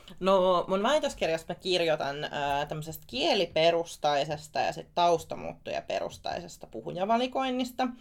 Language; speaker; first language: Finnish; native; Finnish